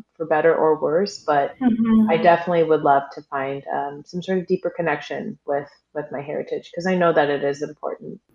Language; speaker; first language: English; early bilingual, other home language; Haitian Creole